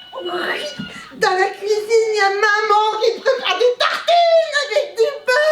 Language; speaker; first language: French; native; French